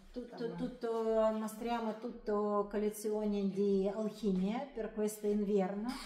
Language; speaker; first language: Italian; non-native, learner; Russian